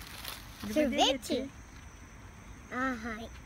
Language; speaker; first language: Portuguese; early bilingual, heritage; Portuguese